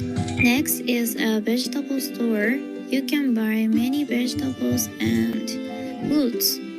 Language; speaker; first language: English; non-native, learner; Japanese